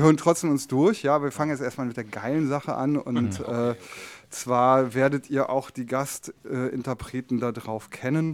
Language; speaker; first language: German; native; German